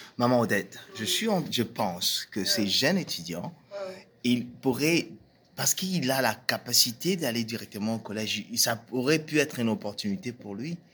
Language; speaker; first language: French; non-native, local second language; Swahili